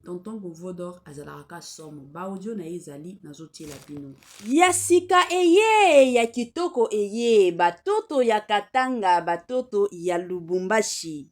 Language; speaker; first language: Lingala; non-native, local second language; Swahili